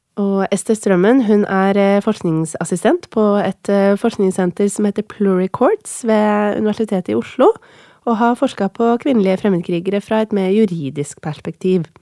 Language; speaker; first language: Norwegian; native; Norwegian